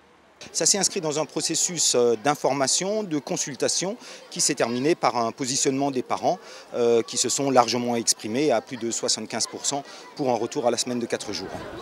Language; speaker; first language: French; native; French